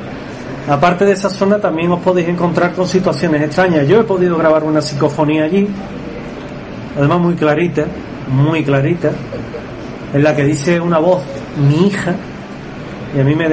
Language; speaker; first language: Spanish; native; Spanish